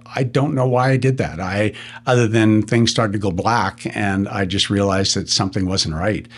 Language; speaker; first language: English; native; English